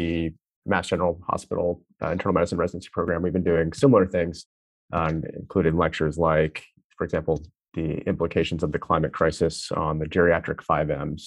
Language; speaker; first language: English; native; English